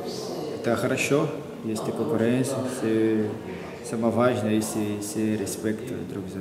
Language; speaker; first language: Russian; non-native, learner; Portuguese